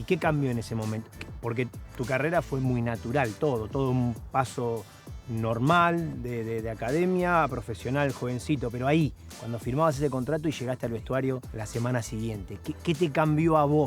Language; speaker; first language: Spanish; native; Spanish